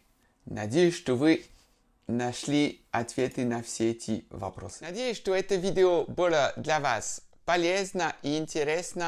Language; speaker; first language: Russian; non-native, fluent; French